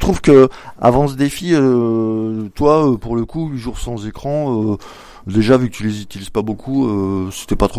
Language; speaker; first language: French; native; French